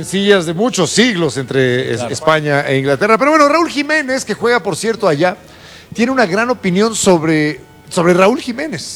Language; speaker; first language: Spanish; native; Spanish